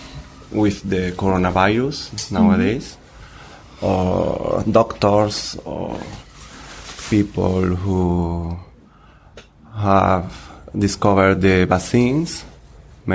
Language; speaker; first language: English; non-native, learner; Spanish